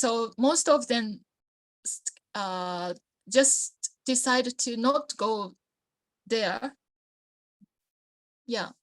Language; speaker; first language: English; non-native, learner; Japanese